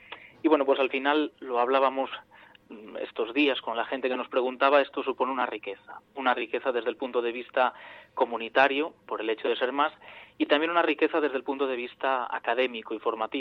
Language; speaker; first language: Spanish; native; Spanish